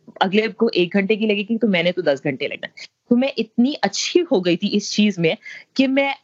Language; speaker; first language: Urdu; native; Urdu